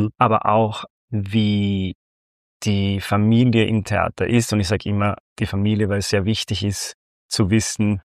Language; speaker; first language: German; non-native, fluent; Spanish